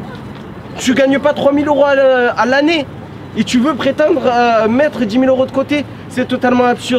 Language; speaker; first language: French; native; French